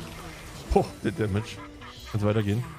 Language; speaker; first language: German; native; German